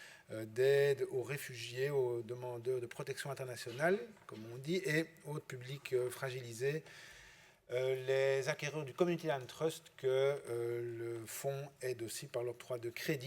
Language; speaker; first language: French; native; French